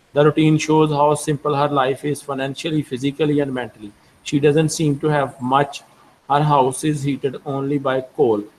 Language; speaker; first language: English; non-native, local second language; Urdu